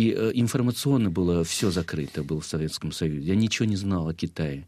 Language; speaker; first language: Russian; non-native, fluent; Chinese